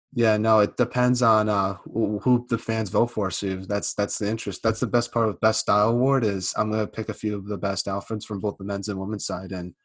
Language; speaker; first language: English; native; English